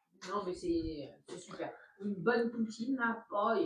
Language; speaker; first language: French; native; French